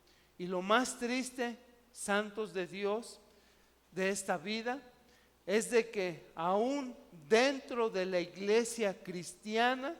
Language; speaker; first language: Spanish; native; Spanish